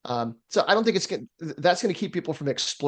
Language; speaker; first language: English; native; English